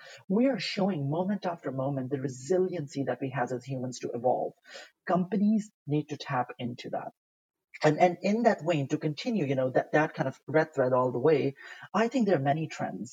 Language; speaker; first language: English; non-native, local second language; Urdu